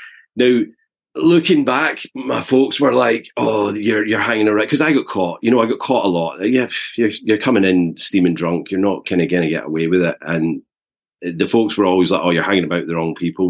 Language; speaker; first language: English; native; English